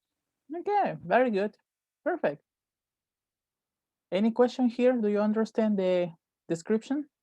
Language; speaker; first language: English; non-native, fluent; Spanish